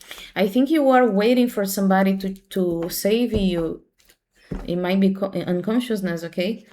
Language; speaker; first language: English; non-native, fluent; Portuguese